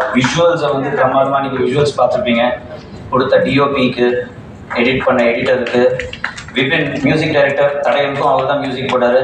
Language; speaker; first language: Tamil; native; Tamil